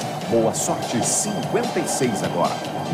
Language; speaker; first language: Portuguese; native; Portuguese